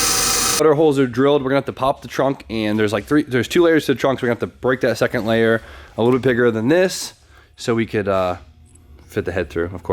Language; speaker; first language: English; native; English